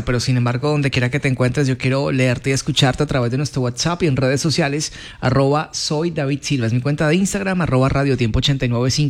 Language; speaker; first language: Spanish; native; Spanish